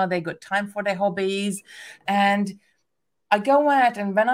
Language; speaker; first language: English; non-native, fluent; Hungarian